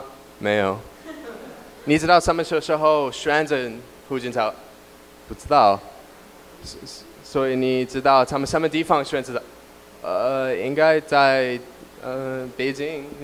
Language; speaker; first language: Chinese; non-native, learner; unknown